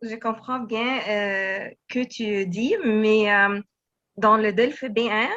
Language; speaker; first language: French; non-native, learner; Arabic